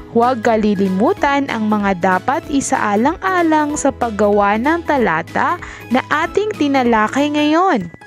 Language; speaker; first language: Filipino; non-native, local second language; Maranao